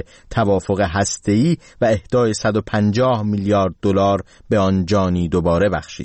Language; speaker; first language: Persian; native; Persian